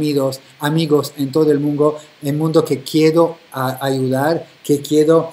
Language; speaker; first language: Spanish; non-native, fluent; Italian